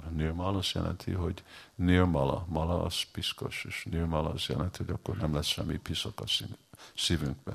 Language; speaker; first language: Hungarian; early bilingual, heritage; Hungarian